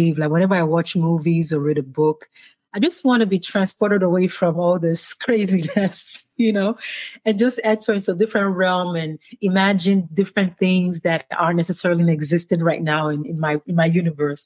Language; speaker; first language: English; non-native, local second language; Yoruba